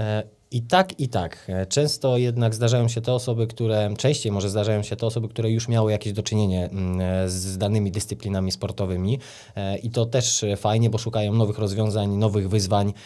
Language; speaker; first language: Polish; native; Polish